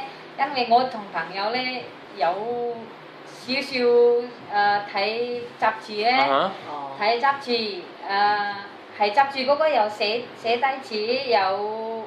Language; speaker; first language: Chinese; non-native, learner; Indonesian